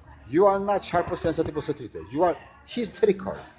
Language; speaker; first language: English; non-native, learner; Korean